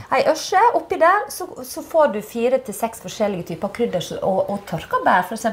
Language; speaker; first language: Norwegian; native; Norwegian